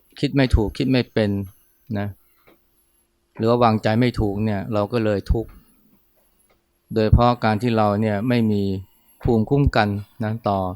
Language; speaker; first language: Thai; native; Thai